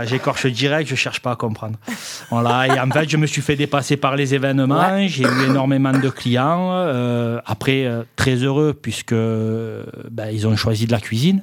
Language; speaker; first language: French; native; French